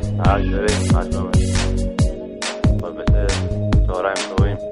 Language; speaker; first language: Hebrew; non-native, learner; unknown